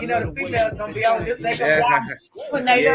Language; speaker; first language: English; native; English